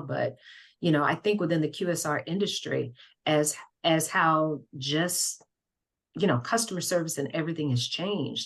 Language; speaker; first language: English; native; English